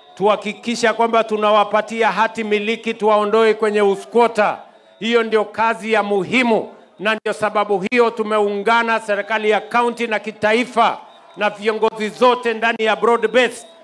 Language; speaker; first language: Swahili; non-native, local second language; Kalenjin